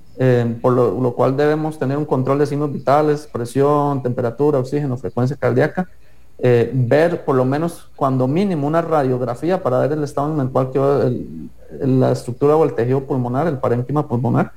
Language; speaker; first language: Spanish; native; Spanish